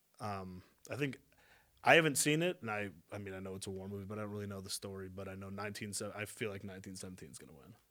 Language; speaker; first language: English; native; English